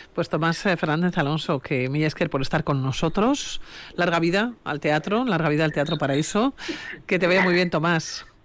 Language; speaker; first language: Spanish; native; Spanish